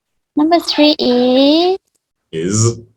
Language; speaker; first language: English; non-native, learner; Vietnamese